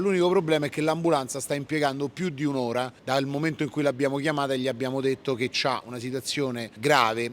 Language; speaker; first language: Italian; native; Italian